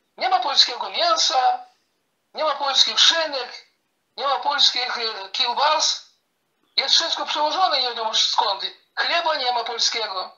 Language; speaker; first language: Polish; early bilingual, heritage; Polish